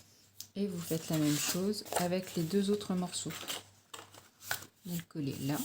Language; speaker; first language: French; native; French